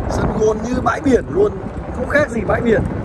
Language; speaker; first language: Vietnamese; native; Vietnamese